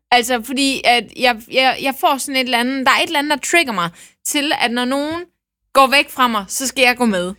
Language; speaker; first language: Danish; native; Danish